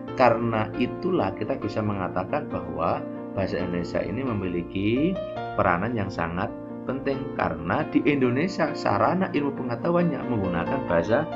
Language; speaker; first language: Malay; non-native, local second language; Javanese